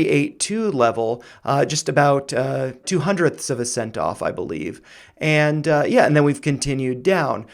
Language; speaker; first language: English; native; English